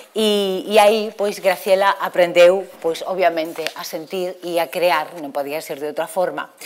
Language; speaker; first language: Galician; non-native, local second language; Spanish